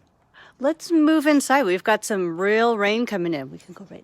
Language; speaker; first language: English; native; English